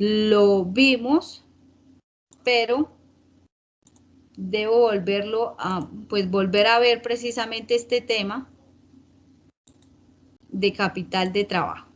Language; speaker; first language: Spanish; native; Spanish